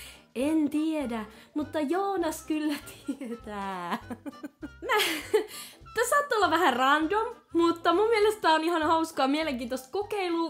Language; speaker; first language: Finnish; native; Finnish